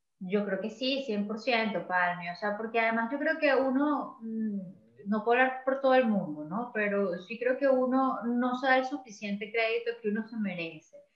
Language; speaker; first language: Spanish; native; Spanish